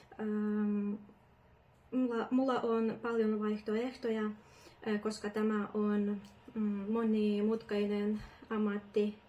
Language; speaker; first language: Finnish; non-native, learner; Ukrainian